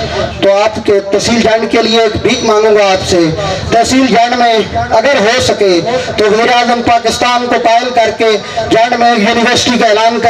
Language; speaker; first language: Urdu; non-native, local second language; Punjabi